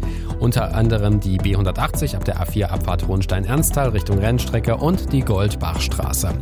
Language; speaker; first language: German; native; German